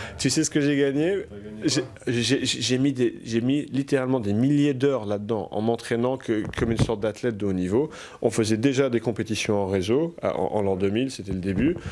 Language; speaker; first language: French; native; French